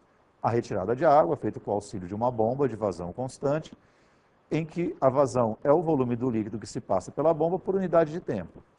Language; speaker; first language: Portuguese; native; Portuguese